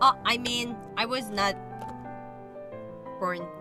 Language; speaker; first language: English; non-native, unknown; Korean